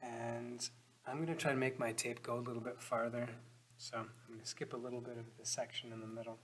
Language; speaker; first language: English; native; English